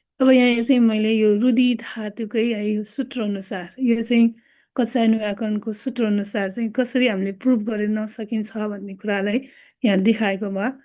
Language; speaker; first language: Nepali; non-native, local second language; Newari